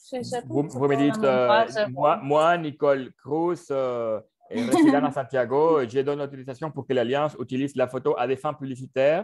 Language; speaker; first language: French; non-native, fluent; Spanish